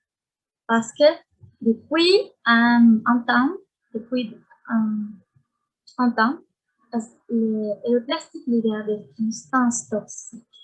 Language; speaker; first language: French; non-native, learner; Spanish